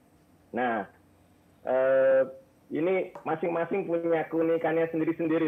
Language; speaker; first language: Indonesian; native; Indonesian